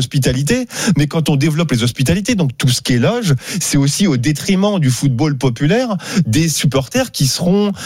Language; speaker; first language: French; native; French